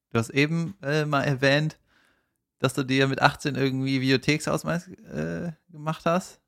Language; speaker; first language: German; native; German